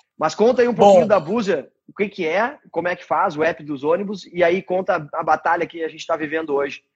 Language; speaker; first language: Portuguese; native; Portuguese